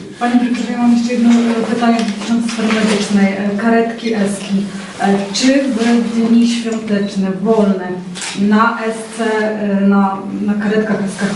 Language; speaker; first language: Polish; native; Polish